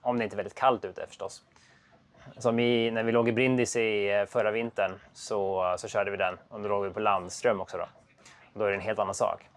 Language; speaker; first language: Swedish; native; Swedish